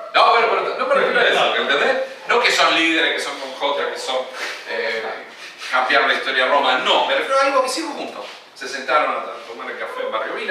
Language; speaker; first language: Spanish; native; Spanish